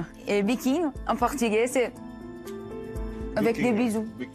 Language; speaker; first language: French; non-native, learner; Portuguese